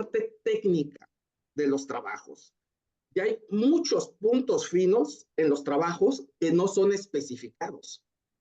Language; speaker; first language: Spanish; native; Spanish